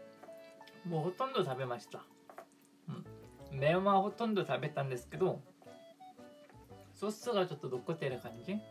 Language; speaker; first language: Japanese; non-native, fluent; Korean